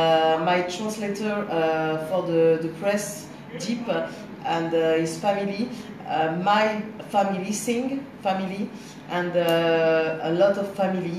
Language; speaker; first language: English; non-native, learner; French